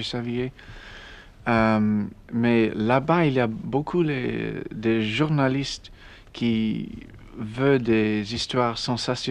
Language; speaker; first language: French; non-native, learner; English